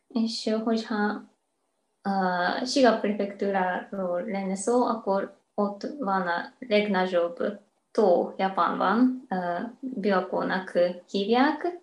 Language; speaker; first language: Hungarian; non-native, fluent; Japanese